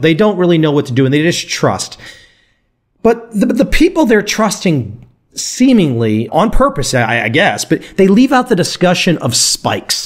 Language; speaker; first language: English; native; English